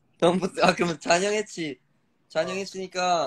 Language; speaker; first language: Korean; early bilingual, heritage; Korean